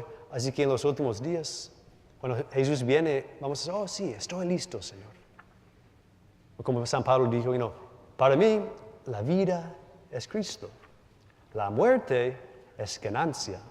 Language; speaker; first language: Spanish; non-native, learner; English